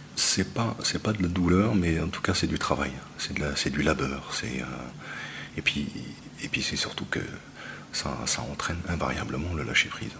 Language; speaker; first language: French; native; French